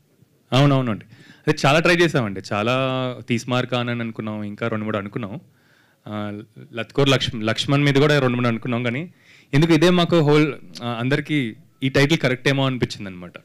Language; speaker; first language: Telugu; native; Telugu